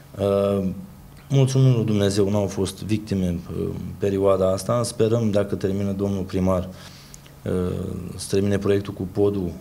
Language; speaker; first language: Romanian; native; Romanian